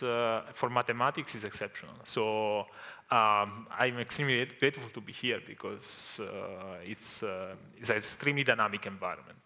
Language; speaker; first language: English; non-native, fluent; Italian